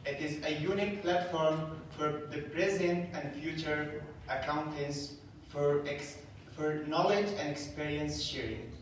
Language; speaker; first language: English; non-native, fluent; Persian